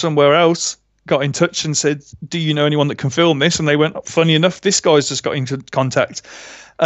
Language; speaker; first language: English; native; English